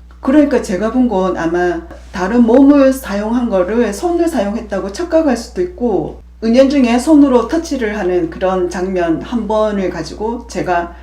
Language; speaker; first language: Korean; native; Korean